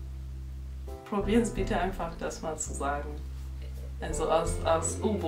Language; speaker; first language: German; non-native, local second language; North Ndebele